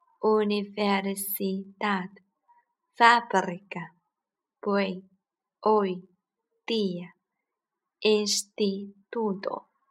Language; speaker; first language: Spanish; non-native, learner; Chinese